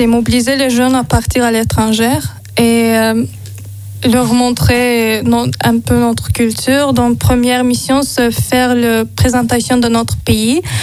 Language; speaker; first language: French; non-native, learner; Azerbaijani